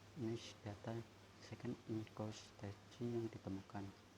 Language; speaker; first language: Indonesian; native; Indonesian